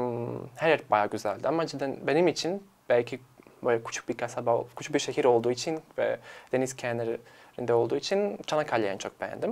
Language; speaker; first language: Turkish; non-native, fluent; Serbian